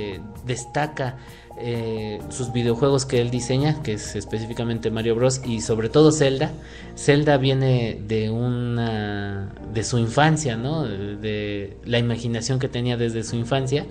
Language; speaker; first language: Spanish; native; Spanish